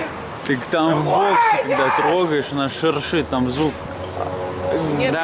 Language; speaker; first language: Russian; native; Russian